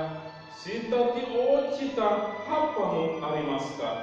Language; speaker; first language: Japanese; non-native, learner; Indonesian